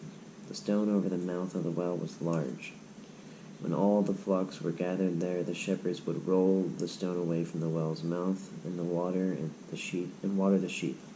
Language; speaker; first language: English; native; English